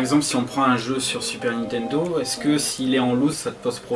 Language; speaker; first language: French; native; French